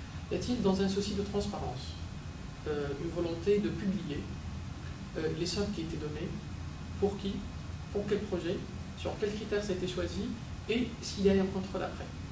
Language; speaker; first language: French; non-native, local second language; Arabic